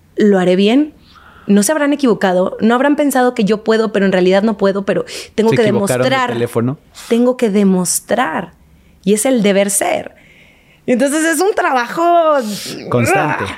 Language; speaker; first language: Spanish; native; Spanish